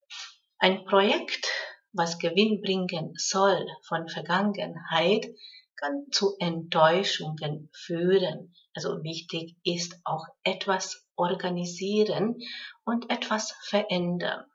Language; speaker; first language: German; non-native, fluent; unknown